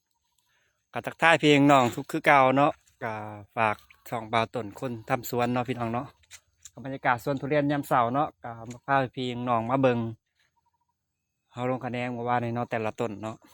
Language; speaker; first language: Thai; non-native, local second language; Northeastern Thai